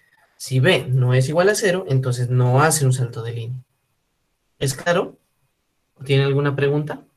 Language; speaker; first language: Spanish; native; Spanish